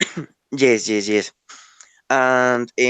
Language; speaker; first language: English; non-native, learner; Spanish